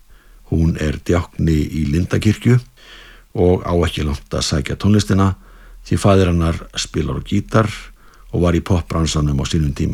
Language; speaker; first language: Icelandic; native; Icelandic